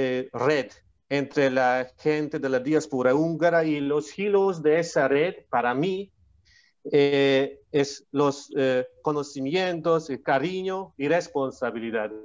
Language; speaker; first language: Spanish; non-native, learner; Hungarian